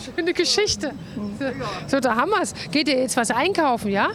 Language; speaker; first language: German; native; German